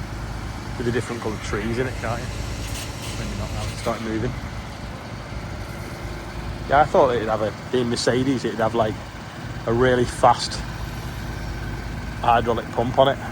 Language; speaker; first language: English; native; English